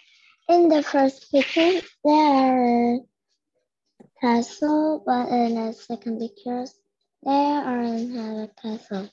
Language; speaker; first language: English; non-native, learner; Vietnamese